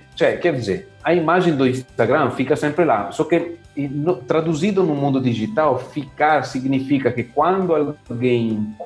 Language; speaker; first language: Portuguese; non-native, fluent; Italian